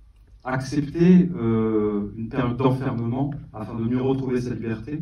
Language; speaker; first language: French; native; French